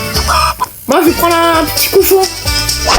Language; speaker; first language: French; native; French